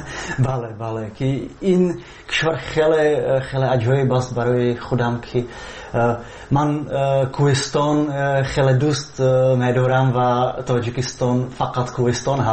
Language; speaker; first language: Persian; non-native, fluent; Czech